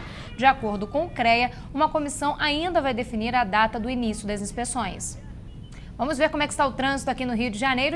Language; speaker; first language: Portuguese; native; Portuguese